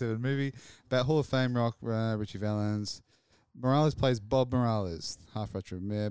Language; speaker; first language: English; native; English